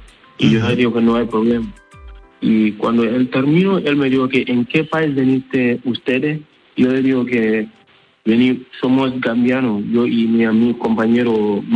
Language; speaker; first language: Spanish; non-native, learner; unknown